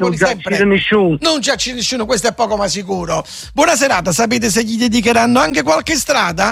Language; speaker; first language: Italian; native; Italian